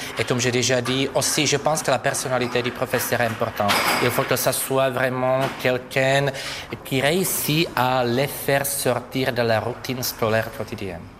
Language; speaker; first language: French; non-native, fluent; Czech